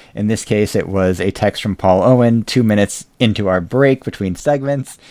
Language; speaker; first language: English; native; English